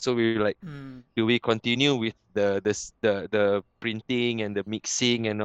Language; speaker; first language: English; non-native, local second language; Malay